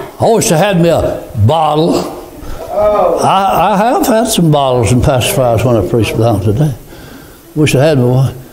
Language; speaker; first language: English; native; English